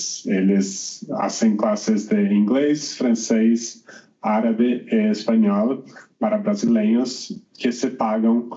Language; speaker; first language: Spanish; non-native, learner; Portuguese